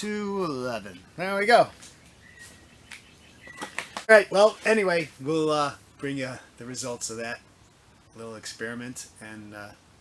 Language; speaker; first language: English; native; English